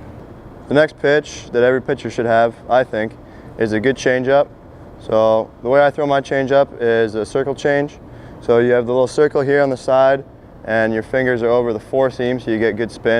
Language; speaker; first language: English; native; English